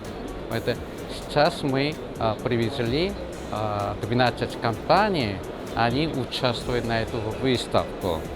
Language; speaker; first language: Russian; non-native, fluent; Korean